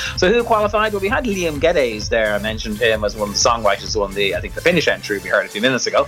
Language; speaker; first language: English; native; English